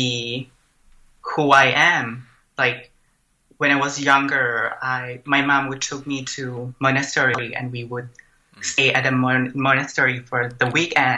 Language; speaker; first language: English; non-native, fluent; Thai